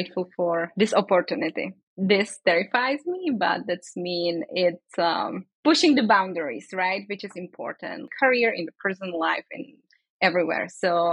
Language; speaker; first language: English; non-native, fluent; Czech